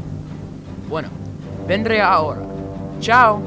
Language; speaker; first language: Spanish; non-native, learner; English